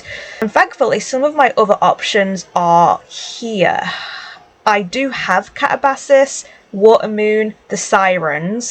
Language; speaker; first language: English; native; English